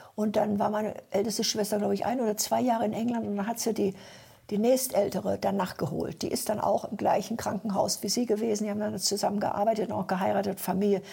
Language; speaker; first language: German; native; German